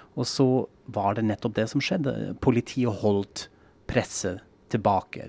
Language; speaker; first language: Norwegian; non-native, fluent; German